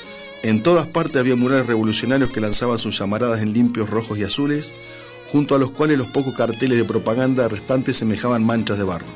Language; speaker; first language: Spanish; native; Spanish